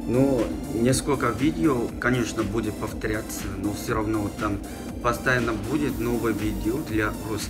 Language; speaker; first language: Russian; non-native, learner; Korean